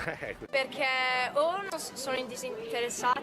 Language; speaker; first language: Italian; native; Italian